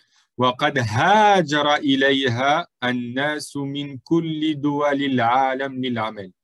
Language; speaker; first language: Arabic; non-native, fluent; French